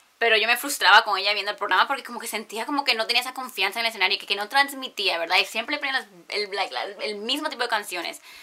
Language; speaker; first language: Spanish; early bilingual, heritage; Spanish